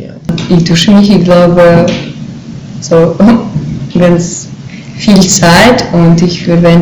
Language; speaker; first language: German; non-native, learner; Russian